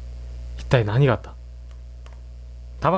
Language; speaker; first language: Japanese; native; Japanese